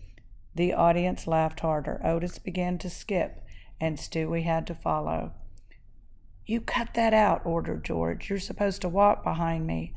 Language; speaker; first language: English; native; English